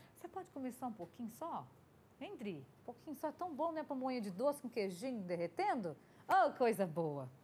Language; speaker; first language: Portuguese; native; Portuguese